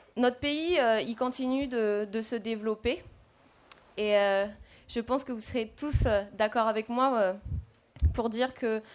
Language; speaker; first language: French; native; French